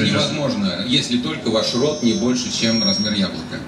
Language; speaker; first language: Russian; native; Russian